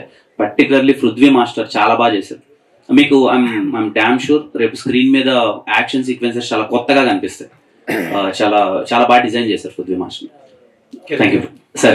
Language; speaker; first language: Telugu; native; Telugu